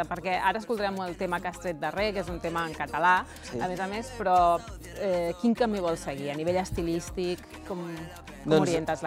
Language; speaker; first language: Catalan; native; Catalan